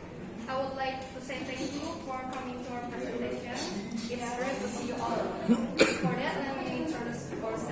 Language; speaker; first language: English; non-native, learner; Indonesian